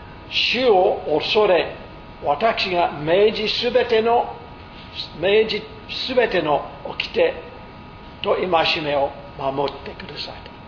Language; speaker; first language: Japanese; non-native, fluent; English